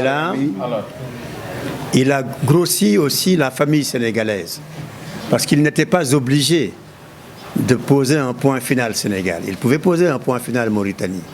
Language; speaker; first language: French; non-native, local second language; Wolof